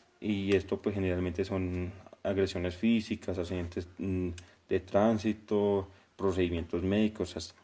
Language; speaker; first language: Spanish; native; Spanish